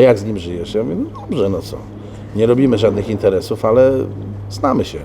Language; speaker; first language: Polish; native; Polish